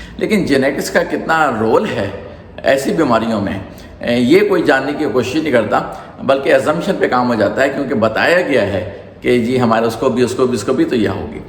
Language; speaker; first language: Urdu; native; Urdu